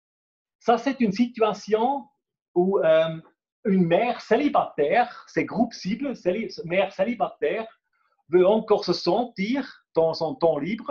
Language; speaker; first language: French; non-native, local second language; German